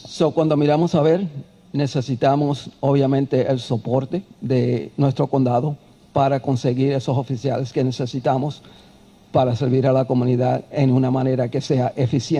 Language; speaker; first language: Spanish; early bilingual, heritage; Spanish